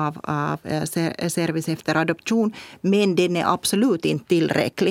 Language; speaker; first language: Swedish; non-native, local second language; Finnish